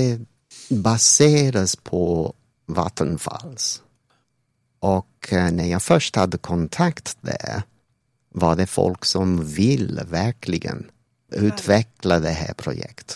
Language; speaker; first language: Swedish; non-native, fluent; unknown